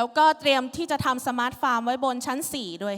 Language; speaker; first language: Thai; native; Thai